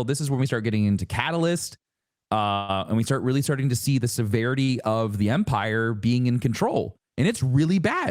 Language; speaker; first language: English; native; English